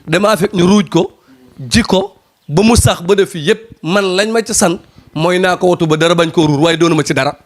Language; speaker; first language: Wolof; non-native, local second language; Serer